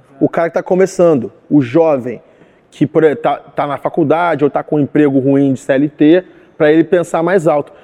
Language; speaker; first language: Portuguese; native; Portuguese